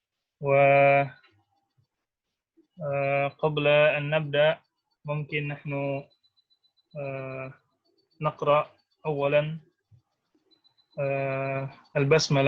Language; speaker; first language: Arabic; non-native, fluent; Indonesian